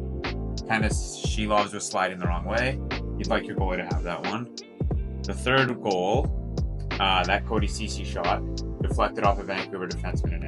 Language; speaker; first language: English; native; English